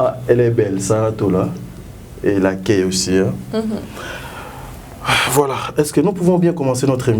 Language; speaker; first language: French; non-native, local second language; Lingala